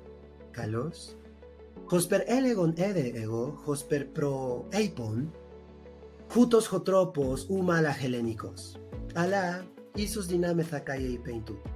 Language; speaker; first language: Greek; non-native, fluent; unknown